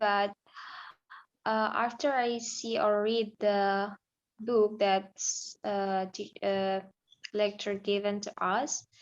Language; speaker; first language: English; non-native, learner; Indonesian